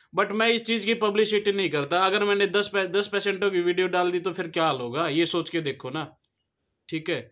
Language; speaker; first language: Hindi; native; Hindi